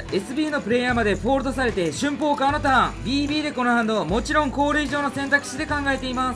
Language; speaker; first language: Japanese; native; Japanese